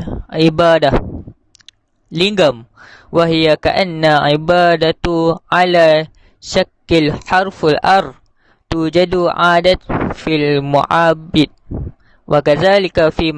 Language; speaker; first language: Arabic; non-native, learner; Malay